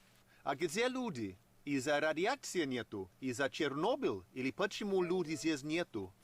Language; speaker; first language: Russian; non-native, learner; English